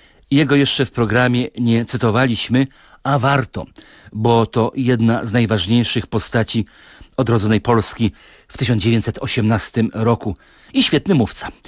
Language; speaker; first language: Polish; native; Polish